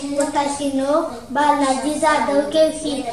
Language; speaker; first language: Japanese; non-native, learner; Marathi